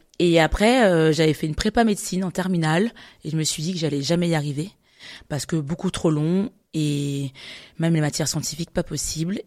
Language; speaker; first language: French; native; French